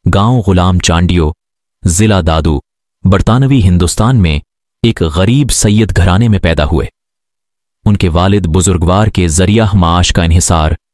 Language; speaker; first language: Urdu; non-native, local second language; Sindhi